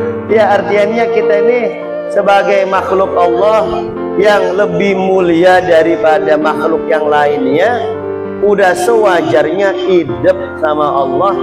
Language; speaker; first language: Indonesian; native; Indonesian